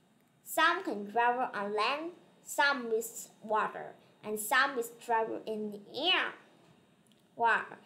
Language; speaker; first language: English; non-native, learner; Vietnamese